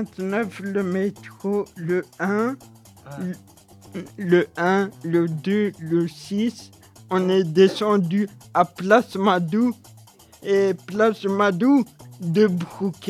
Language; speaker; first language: French; early bilingual, other home language; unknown